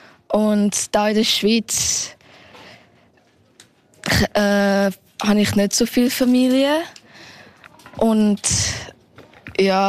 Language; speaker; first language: German; early bilingual, heritage; German